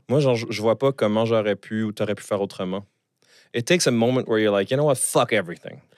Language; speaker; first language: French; native; French